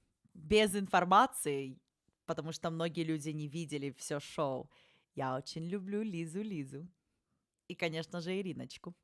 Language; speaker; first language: Russian; early bilingual, heritage; Russian